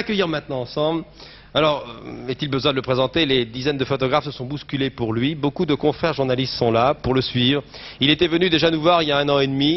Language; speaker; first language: French; native; French